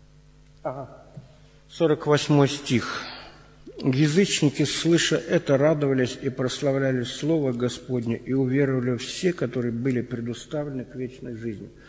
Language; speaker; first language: Russian; native; Russian